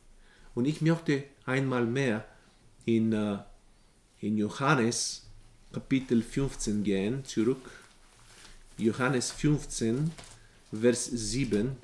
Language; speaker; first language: German; non-native, learner; Bulgarian